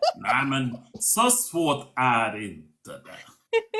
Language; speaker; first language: Swedish; non-native, fluent; English